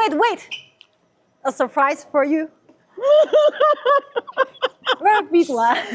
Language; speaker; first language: English; non-native, learner; Chinese